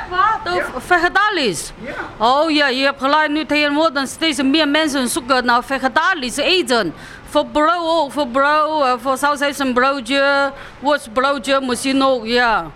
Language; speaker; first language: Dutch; non-native, learner; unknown